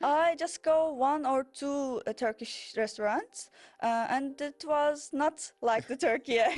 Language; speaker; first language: English; non-native, learner; Turkish